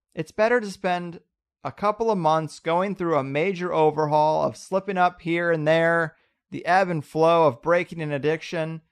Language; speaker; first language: English; native; English